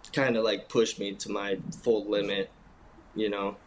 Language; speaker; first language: English; native; English